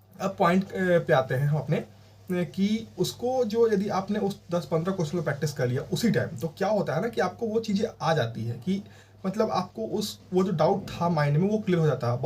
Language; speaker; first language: Hindi; native; Hindi